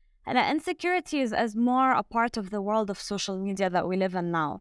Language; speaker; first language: English; early bilingual, other home language; French